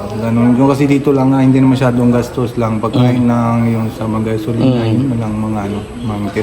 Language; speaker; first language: Filipino; non-native, learner; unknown